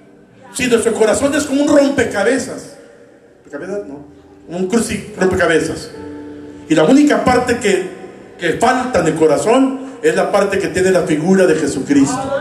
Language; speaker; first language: Spanish; native; Spanish